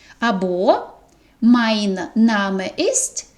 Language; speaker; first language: German; non-native, fluent; Ukrainian